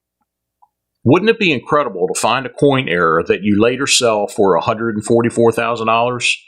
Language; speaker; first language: English; native; English